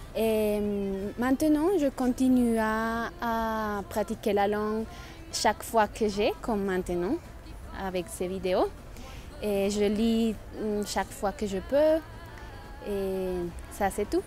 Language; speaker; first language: French; non-native, fluent; Spanish